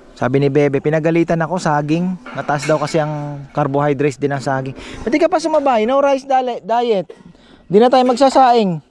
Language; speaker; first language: Filipino; native; Filipino